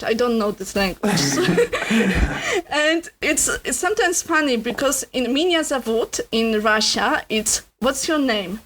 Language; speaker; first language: English; non-native, learner; Polish